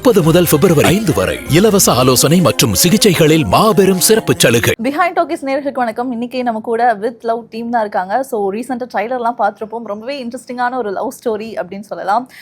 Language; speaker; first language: Tamil; native; Tamil